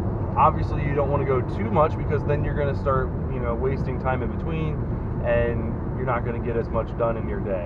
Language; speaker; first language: English; native; English